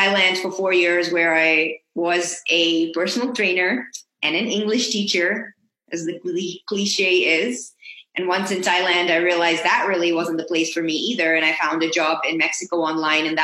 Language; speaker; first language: English; non-native, local second language; Urdu